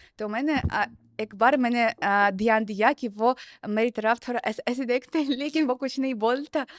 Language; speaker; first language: Hindi; non-native, fluent; Russian